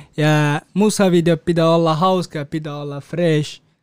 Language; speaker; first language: Finnish; non-native, learner; Kurdish